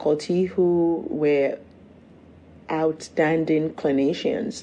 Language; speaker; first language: English; non-native, local second language; Yoruba